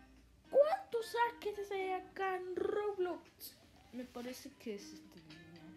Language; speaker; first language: Spanish; early bilingual, other home language; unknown